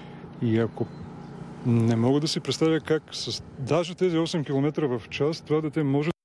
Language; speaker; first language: Bulgarian; native; Bulgarian